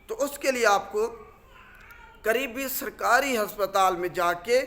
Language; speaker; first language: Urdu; non-native, local second language; Punjabi